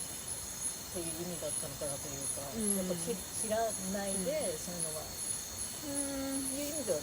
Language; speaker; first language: Japanese; native; Japanese